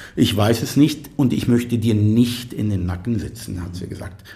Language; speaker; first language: German; non-native, fluent; Arabic